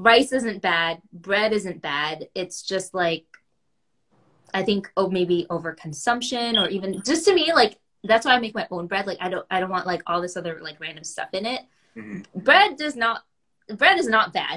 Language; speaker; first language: English; early bilingual, other home language; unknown